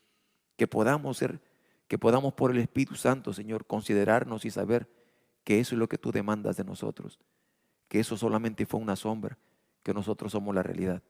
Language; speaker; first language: Spanish; native; Spanish